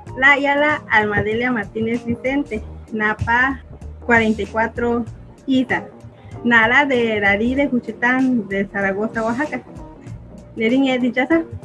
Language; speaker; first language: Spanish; non-native, local second language; Zapotec